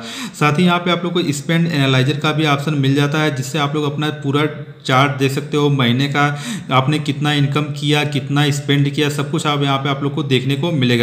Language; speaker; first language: Hindi; native; Hindi